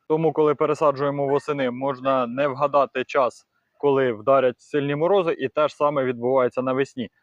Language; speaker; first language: Ukrainian; non-native, local second language; Russian